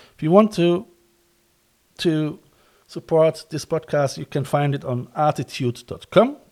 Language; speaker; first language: English; non-native, fluent; German